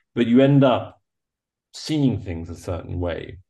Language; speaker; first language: English; native; English